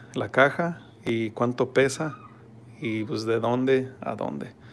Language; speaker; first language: Spanish; early bilingual, heritage; Spanish